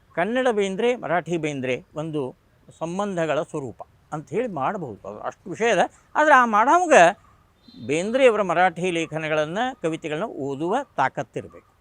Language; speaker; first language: Kannada; non-native, local second language; Marathi